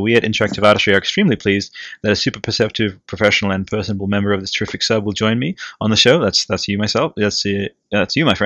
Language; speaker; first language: English; non-native, fluent; Italian